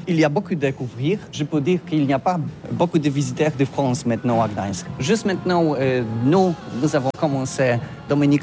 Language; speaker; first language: French; non-native, learner; Polish